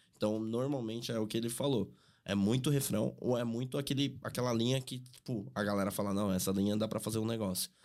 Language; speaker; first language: Portuguese; native; Portuguese